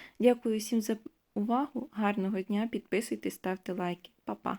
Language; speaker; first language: Ukrainian; native; Ukrainian